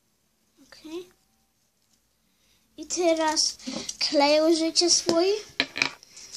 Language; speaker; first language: Polish; early bilingual, heritage; Polish